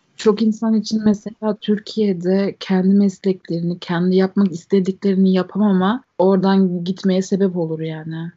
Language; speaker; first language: Turkish; early bilingual, heritage; Turkish